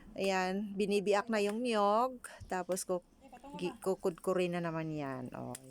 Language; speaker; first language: Filipino; non-native, local second language; Cebuano